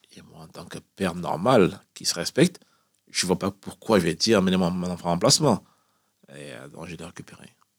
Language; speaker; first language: French; early bilingual, other home language; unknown